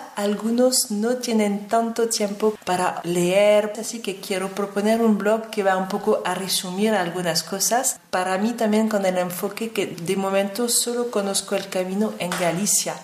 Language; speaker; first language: Spanish; non-native, fluent; French